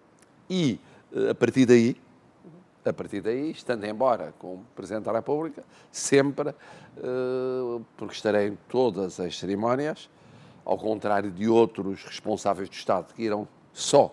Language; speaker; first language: Portuguese; native; Portuguese